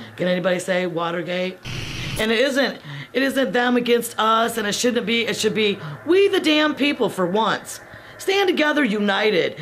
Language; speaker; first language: English; native; English